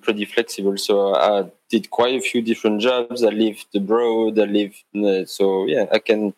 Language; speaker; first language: English; non-native, fluent; French